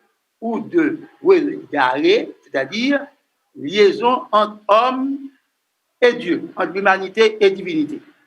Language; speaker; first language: French; non-native, local second language; Haitian Creole